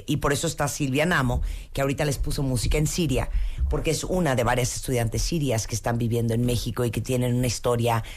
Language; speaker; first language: Spanish; native; Spanish